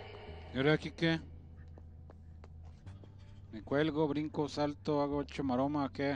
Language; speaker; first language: Spanish; native; Spanish